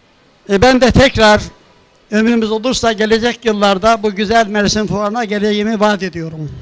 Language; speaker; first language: Turkish; native; Turkish